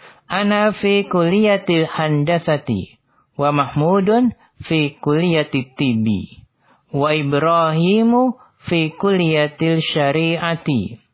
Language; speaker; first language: Arabic; non-native, fluent; Indonesian